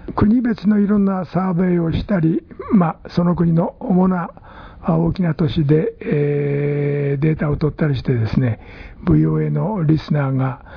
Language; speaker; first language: Japanese; native; Japanese